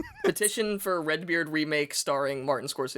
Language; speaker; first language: English; native; English